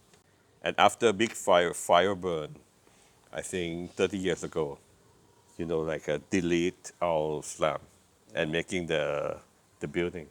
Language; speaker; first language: English; non-native, learner; Thai